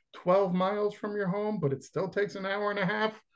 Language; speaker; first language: English; native; English